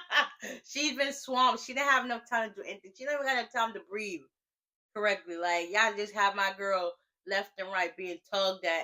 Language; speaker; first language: English; native; English